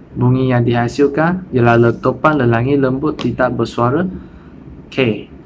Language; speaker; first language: Malay; non-native, local second language; Chinese